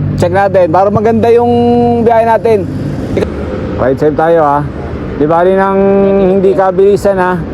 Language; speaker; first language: Filipino; native; Filipino